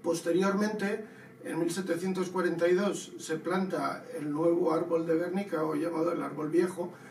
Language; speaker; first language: Spanish; non-native, local second language; Basque